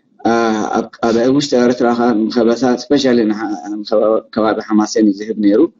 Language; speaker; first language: Tigrinya; non-native, local second language; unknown